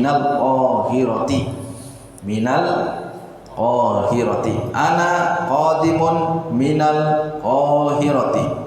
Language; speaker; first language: Arabic; non-native, fluent; Indonesian